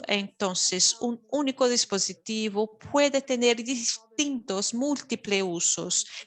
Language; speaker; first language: Spanish; non-native, fluent; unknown